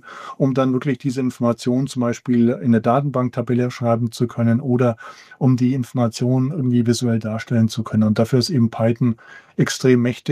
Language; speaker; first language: German; native; German